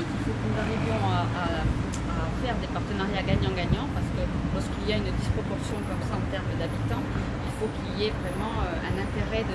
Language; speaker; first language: French; native; French